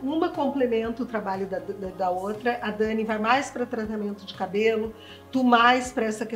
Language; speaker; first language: Portuguese; native; Portuguese